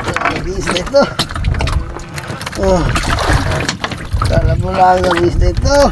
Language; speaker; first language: Filipino; non-native, local second language; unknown